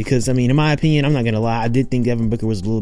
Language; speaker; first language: English; native; English